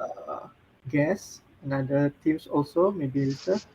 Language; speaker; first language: English; non-native, fluent; Malay